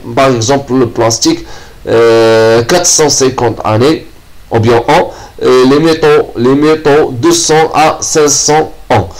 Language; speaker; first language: French; non-native, local second language; Arabic